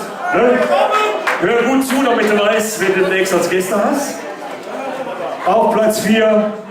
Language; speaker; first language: German; native; German